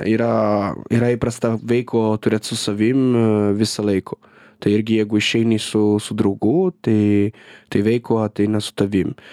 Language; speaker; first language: Lithuanian; non-native, fluent; Italian